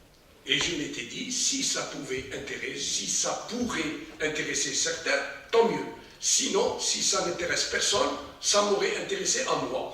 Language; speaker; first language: French; non-native, local second language; Arabic